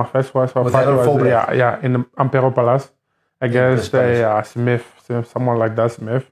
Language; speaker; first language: English; non-native, learner; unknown